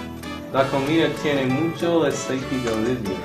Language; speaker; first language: Spanish; non-native, learner; English